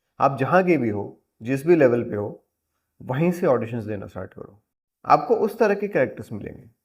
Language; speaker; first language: Hindi; native; Hindi